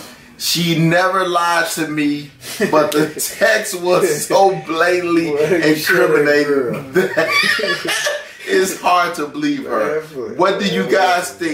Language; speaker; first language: English; native; English